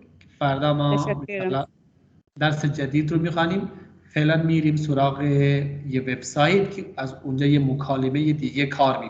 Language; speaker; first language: Persian; non-native, fluent; Urdu